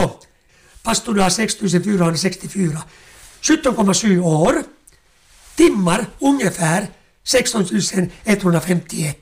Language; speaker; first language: Swedish; non-native, local second language; Finnish